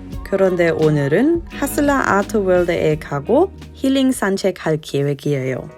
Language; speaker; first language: Korean; non-native, learner; German